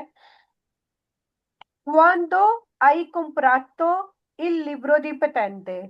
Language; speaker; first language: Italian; non-native, fluent; Punjabi